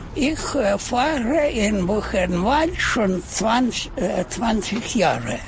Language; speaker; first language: German; non-native, learner; Russian